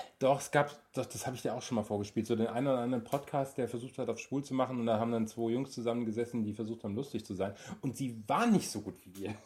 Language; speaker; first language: German; native; German